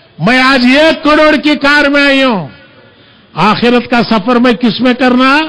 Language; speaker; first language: Urdu; native; Urdu